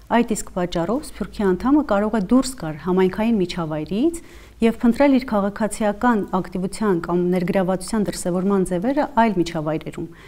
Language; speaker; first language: Armenian; native; Armenian